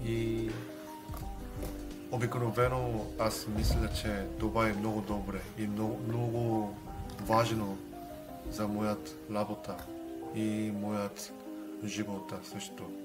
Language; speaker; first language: Bulgarian; non-native, learner; Korean